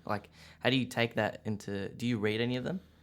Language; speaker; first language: English; native; English